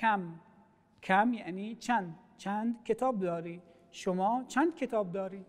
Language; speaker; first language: Persian; non-native, fluent; Arabic